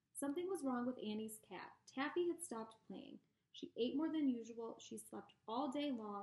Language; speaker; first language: English; native; English